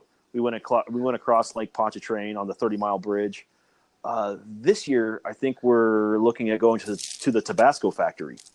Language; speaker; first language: English; native; English